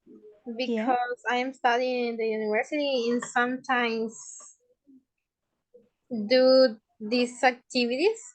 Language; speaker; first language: English; non-native, learner; Spanish